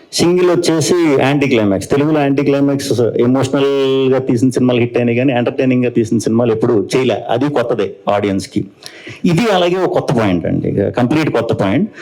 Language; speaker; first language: Telugu; native; Telugu